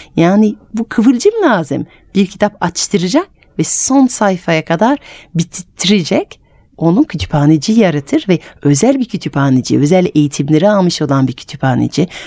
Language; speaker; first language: Turkish; non-native, fluent; French